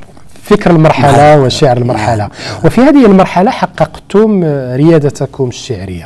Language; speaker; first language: Arabic; native; Arabic